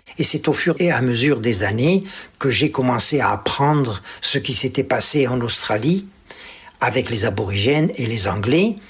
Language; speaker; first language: French; native; French